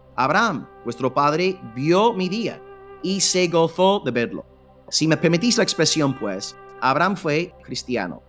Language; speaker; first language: Spanish; non-native, fluent; English